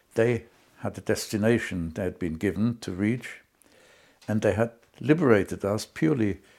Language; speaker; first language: English; non-native, fluent; German